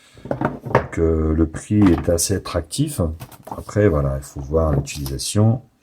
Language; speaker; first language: French; native; French